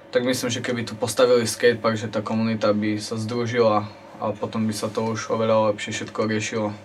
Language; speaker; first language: Slovak; native; Slovak